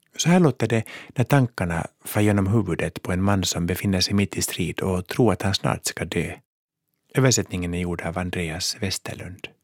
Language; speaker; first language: Swedish; native; Swedish